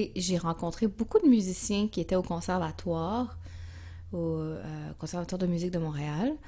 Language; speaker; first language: French; native; French